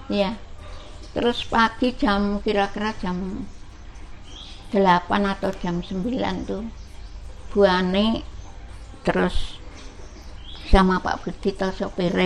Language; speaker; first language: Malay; non-native, local second language; Javanese